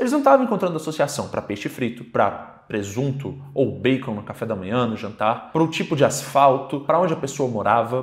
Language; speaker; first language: Portuguese; native; Portuguese